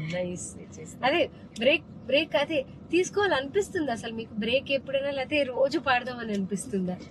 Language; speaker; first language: Telugu; native; Telugu